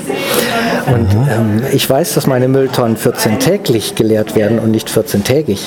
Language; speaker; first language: German; native; German